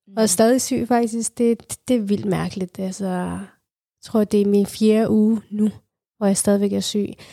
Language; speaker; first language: Danish; early bilingual, other home language; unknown